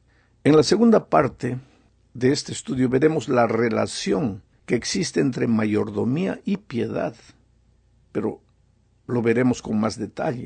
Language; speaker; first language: Spanish; native; Spanish